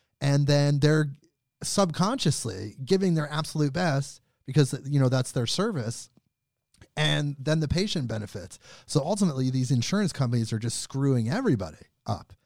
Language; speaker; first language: English; native; English